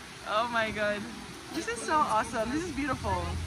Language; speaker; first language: English; early bilingual, other home language; Spanish